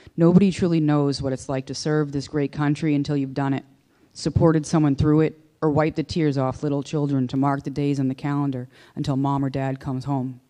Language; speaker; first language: English; native; English